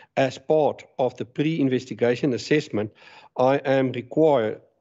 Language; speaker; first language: English; non-native, local second language; Afrikaans